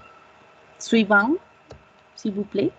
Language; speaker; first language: French; non-native, learner; Spanish